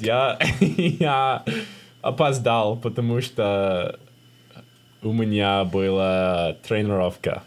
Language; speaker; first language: Russian; non-native, learner; English